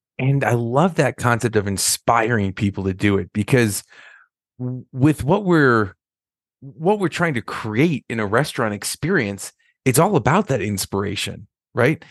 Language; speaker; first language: English; native; English